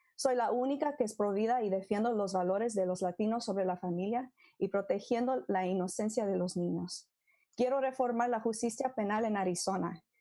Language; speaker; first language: Spanish; early bilingual, heritage; Spanish